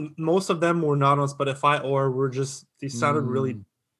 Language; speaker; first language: English; non-native, fluent; French